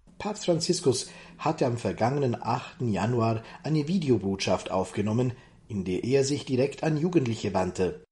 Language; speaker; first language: German; native; German